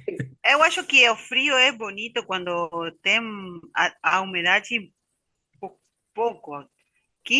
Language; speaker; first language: Portuguese; non-native, learner; Spanish